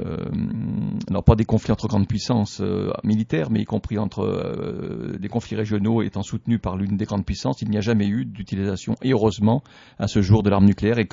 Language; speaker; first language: French; native; French